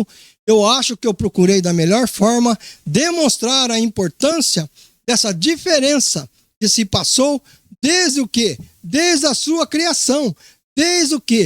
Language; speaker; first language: Portuguese; native; Portuguese